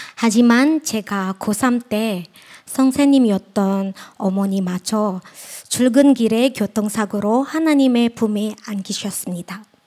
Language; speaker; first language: Korean; non-native, fluent; Indonesian